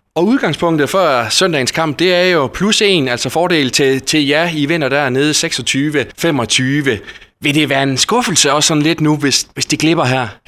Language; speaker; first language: Danish; native; Danish